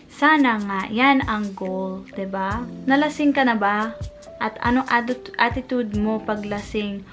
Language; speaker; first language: Filipino; non-native, fluent; English